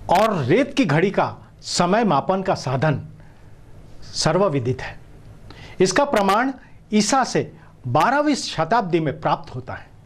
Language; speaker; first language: Hindi; non-native, local second language; Marathi